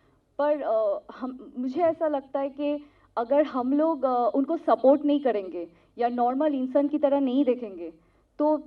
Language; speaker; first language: Hindi; non-native, local second language; Telugu